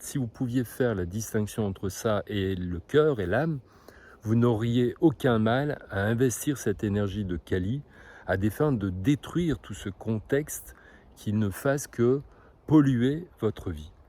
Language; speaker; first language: French; native; French